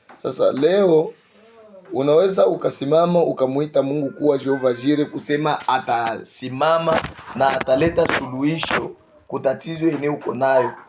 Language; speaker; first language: Swahili; native; Swahili